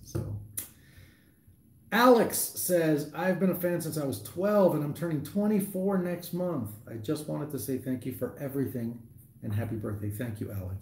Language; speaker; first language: English; native; English